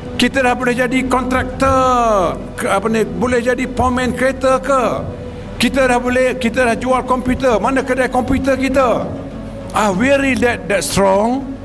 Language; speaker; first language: Malay; native; Malay